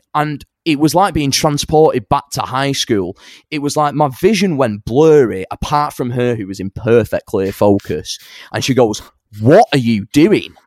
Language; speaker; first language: English; native; English